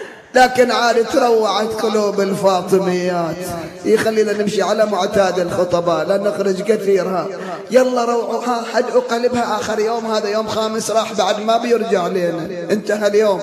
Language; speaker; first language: Arabic; native; Arabic